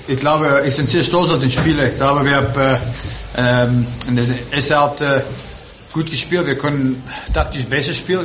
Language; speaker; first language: German; non-native, fluent; Afrikaans